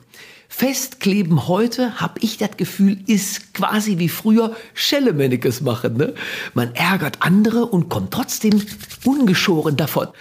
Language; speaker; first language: German; native; German